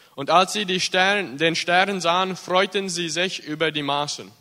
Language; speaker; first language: German; early bilingual, heritage; English